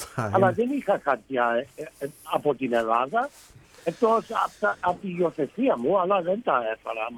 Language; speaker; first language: Greek; early bilingual, heritage; Greek